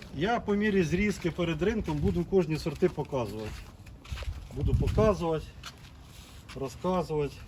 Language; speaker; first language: Ukrainian; non-native, local second language; Russian